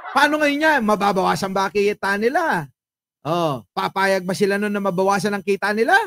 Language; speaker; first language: Filipino; native; Filipino